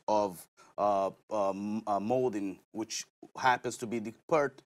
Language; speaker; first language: English; non-native, fluent; Portuguese